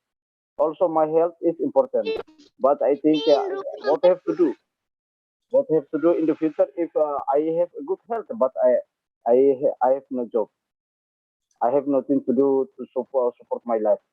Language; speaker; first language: English; non-native, learner; Indonesian